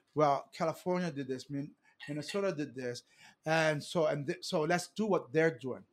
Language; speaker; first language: English; native; English